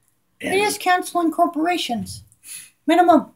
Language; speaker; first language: English; native; English